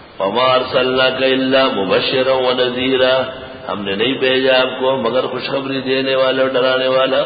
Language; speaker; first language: Urdu; non-native, local second language; Pashto